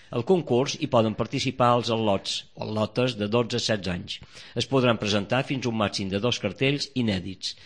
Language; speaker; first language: Catalan; native; Catalan